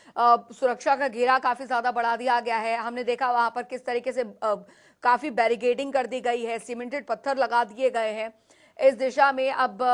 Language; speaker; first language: Hindi; native; Hindi